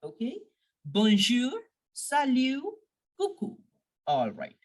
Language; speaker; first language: French; non-native, fluent; Hindi